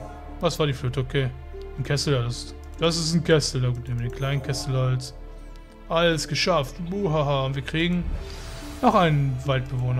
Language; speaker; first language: German; native; German